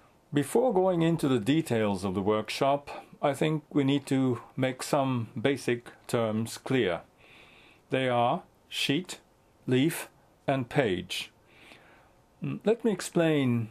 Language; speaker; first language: English; non-native, fluent; Japanese